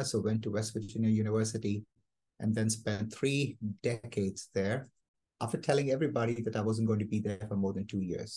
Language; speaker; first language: English; non-native, local second language; Malayalam